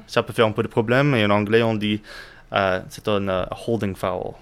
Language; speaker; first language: French; non-native, learner; English